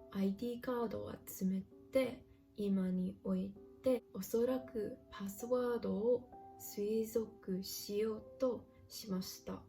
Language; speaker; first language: Japanese; non-native, learner; English